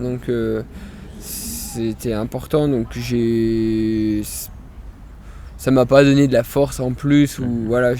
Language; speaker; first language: French; native; French